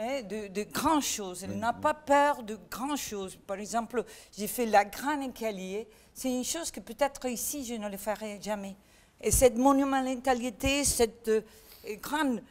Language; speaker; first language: French; non-native, learner; Catalan